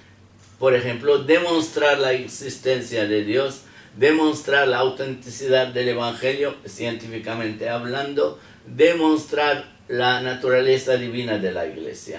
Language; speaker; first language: Spanish; non-native, fluent; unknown